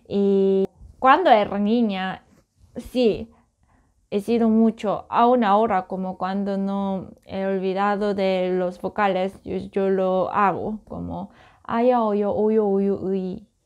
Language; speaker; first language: Spanish; non-native, learner; Korean